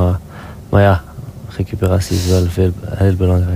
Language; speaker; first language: Dutch; non-native, local second language; French